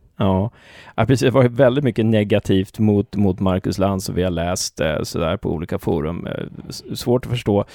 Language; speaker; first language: Swedish; native; Swedish